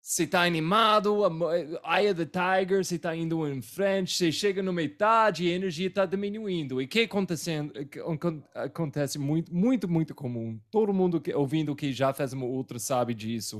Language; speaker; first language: Portuguese; non-native, fluent; English